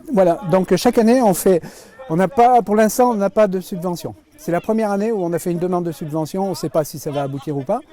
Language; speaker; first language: French; native; French